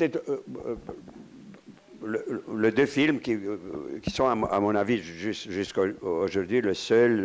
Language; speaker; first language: French; non-native, fluent; Romanian